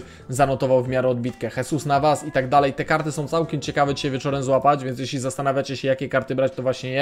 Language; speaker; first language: Polish; native; Polish